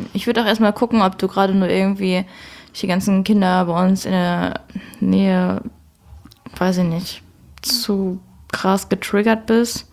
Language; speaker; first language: German; native; German